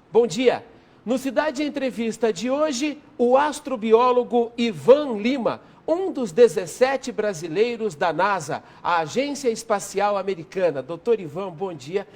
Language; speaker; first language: Portuguese; native; Portuguese